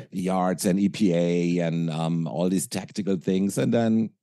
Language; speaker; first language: English; non-native, fluent; German